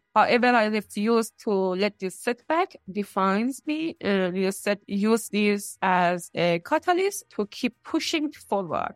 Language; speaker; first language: English; non-native, fluent; Persian